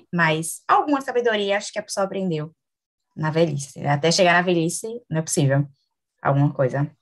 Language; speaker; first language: Italian; non-native, learner; Portuguese